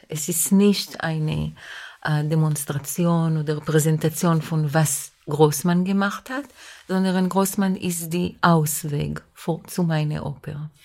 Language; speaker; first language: German; non-native, fluent; Hebrew